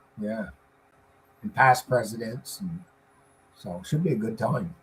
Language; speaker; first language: English; native; English